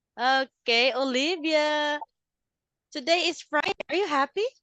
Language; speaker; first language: English; non-native, fluent; Filipino